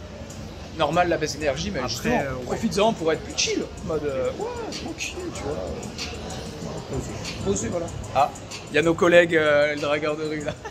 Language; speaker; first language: French; native; French